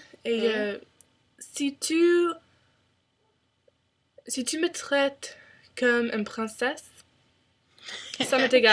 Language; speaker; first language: French; non-native, learner; English